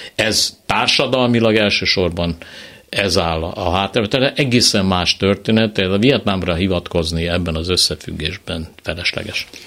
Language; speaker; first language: Hungarian; native; Hungarian